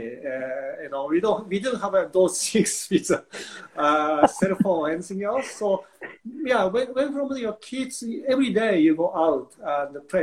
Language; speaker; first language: English; non-native, fluent; Japanese